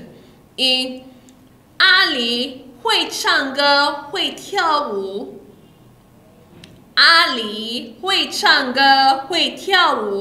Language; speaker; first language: Chinese; non-native, fluent; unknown